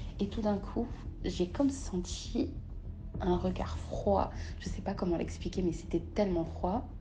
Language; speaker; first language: French; early bilingual, other home language; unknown